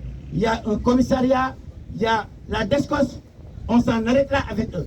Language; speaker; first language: French; non-native, local second language; Wolof